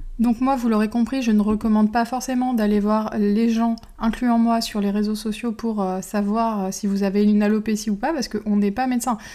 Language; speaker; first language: French; native; French